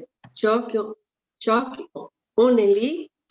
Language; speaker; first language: Turkish; non-native, learner; Spanish